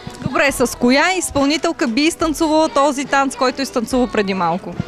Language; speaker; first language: Bulgarian; native; Bulgarian